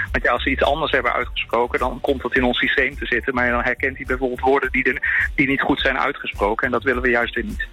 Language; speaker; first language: Dutch; native; Dutch